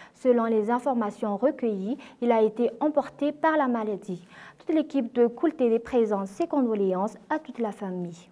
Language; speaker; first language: French; non-native, local second language; Malagasy